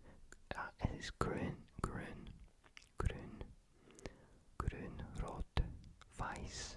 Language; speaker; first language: German; non-native, learner; Polish